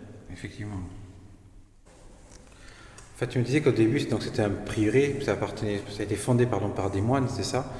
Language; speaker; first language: French; native; French